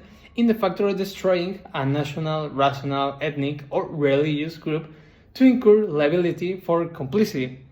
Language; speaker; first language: English; non-native, learner; Spanish